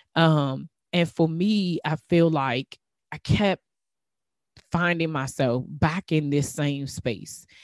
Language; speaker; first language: English; native; English